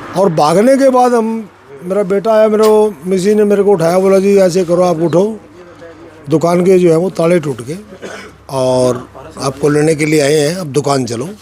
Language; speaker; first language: Hindi; native; Hindi